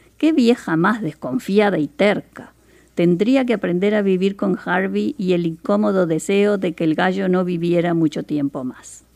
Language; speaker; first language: Spanish; native; Spanish